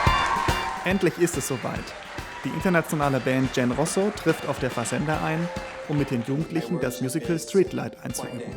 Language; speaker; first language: German; native; German